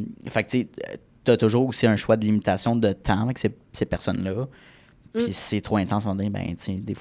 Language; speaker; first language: French; native; French